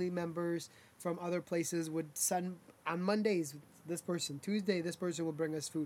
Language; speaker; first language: English; early bilingual, other home language; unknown